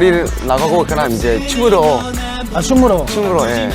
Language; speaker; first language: Korean; non-native, fluent; English